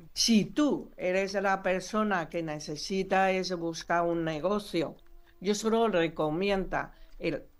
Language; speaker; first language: Spanish; non-native, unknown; Chinese